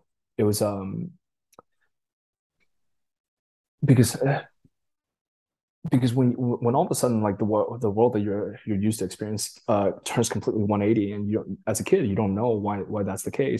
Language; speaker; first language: English; early bilingual, other home language; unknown